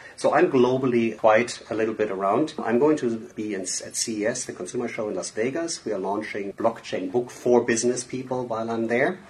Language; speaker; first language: English; non-native, fluent; German